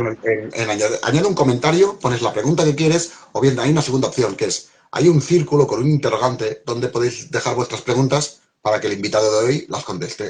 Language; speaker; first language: Spanish; native; Spanish